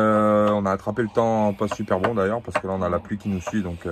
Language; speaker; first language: French; native; French